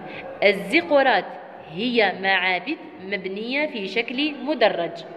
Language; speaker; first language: Arabic; native; Arabic